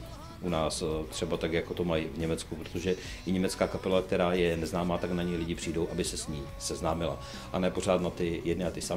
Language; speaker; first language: Czech; native; Czech